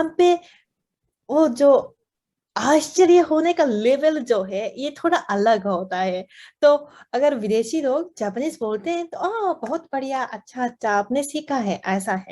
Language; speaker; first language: Hindi; non-native, fluent; Japanese